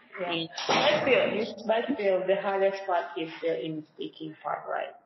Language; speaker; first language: English; non-native, learner; Indonesian